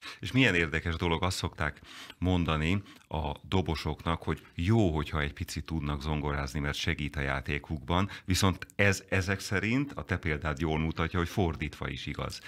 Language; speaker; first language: Hungarian; native; Hungarian